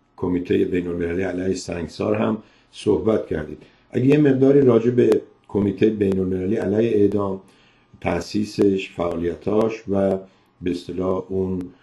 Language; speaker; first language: Persian; native; Persian